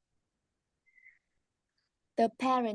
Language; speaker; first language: English; non-native, learner; Vietnamese